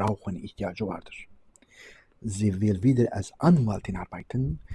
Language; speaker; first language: German; non-native, fluent; Turkish